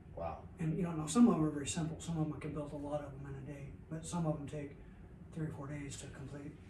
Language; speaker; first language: English; native; English